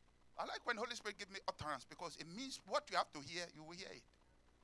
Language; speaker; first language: English; non-native, local second language; Yoruba